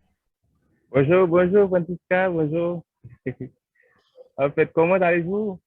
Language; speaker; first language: French; non-native, local second language; Haitian Creole